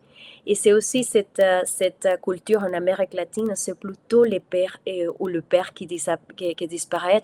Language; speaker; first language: French; non-native, fluent; Spanish